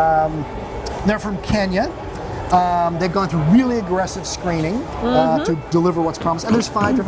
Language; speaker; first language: English; native; English